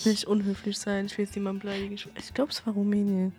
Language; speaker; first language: German; native; German